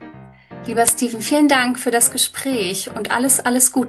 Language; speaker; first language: German; native; German